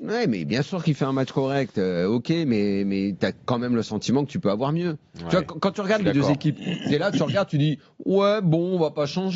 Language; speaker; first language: French; native; French